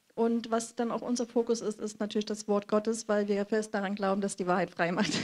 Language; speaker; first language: German; native; German